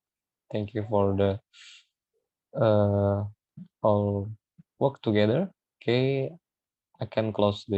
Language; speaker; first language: English; non-native, learner; Indonesian